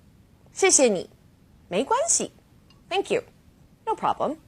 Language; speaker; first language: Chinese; non-native, fluent; English